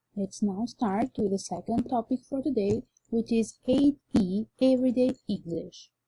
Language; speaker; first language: English; non-native, fluent; Albanian